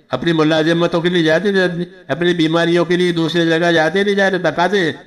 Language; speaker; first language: Urdu; non-native, local second language; Gujarati